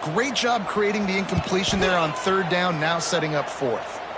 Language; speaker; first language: English; native; English